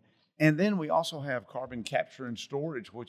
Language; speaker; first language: English; native; English